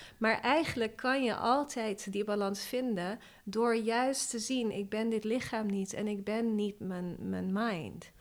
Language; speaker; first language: Dutch; non-native, fluent; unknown